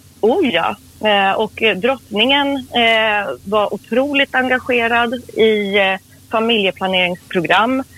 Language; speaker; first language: Swedish; early bilingual, other home language; Persian